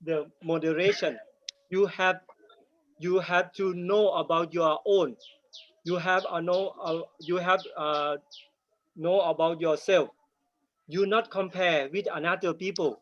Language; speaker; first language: English; non-native, learner; Thai